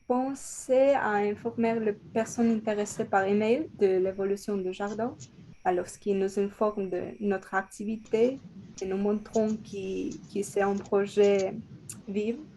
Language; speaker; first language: French; non-native, learner; Spanish